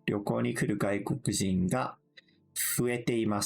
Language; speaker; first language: Japanese; non-native, fluent; English